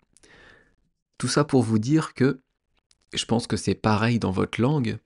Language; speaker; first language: French; native; French